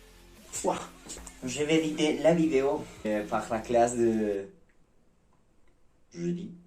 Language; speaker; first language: French; non-native, learner; Spanish